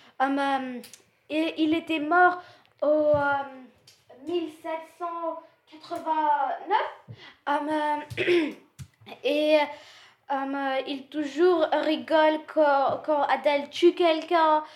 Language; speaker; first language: French; non-native, learner; English